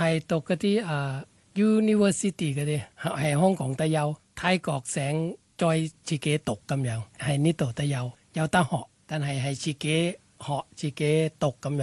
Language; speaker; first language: Cantonese; non-native, fluent; Thai